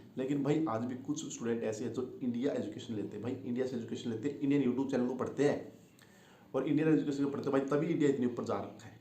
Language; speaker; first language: Hindi; native; Hindi